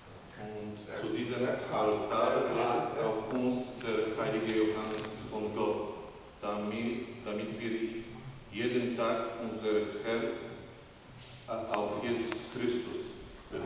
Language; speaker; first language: German; non-native, fluent; Polish